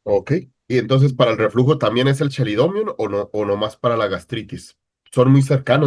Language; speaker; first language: Spanish; native; Spanish